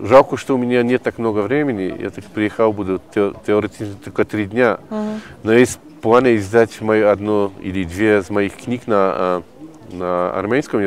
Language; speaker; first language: Russian; non-native, fluent; Polish